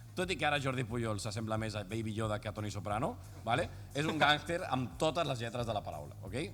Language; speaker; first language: Catalan; native; Catalan